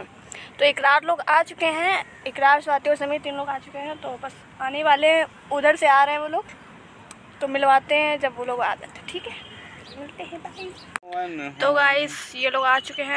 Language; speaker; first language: Hindi; native; Hindi